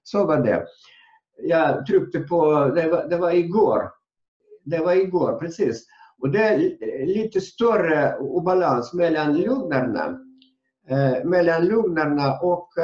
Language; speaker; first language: Swedish; non-native, fluent; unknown